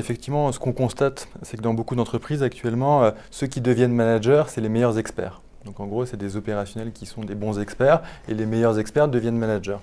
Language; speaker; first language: French; native; French